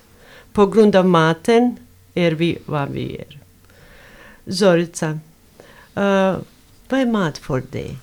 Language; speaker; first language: Swedish; non-native, fluent; Bosnian